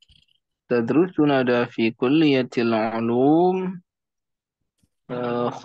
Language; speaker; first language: Arabic; non-native, learner; Indonesian